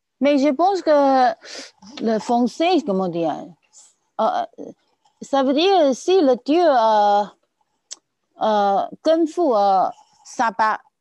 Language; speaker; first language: French; native; French